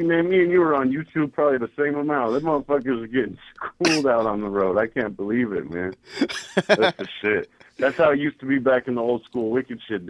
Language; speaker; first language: English; native; English